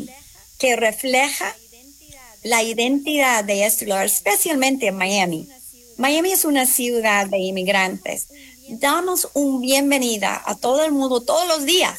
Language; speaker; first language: Spanish; non-native, fluent; English